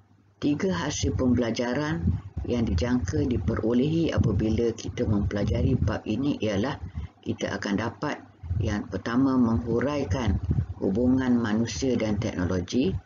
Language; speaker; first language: Malay; native; Malay